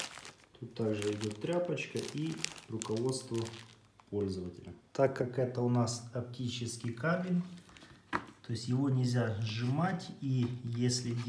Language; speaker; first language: Russian; native; Russian